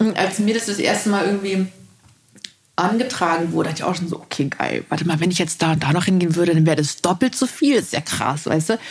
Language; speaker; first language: German; native; German